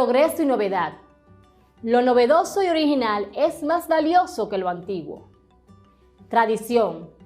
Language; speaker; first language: Spanish; native; Spanish